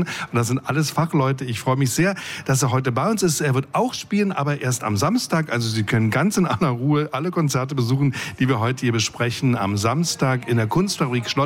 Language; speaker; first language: German; native; German